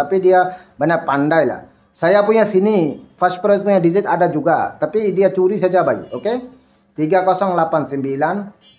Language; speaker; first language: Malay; non-native, learner; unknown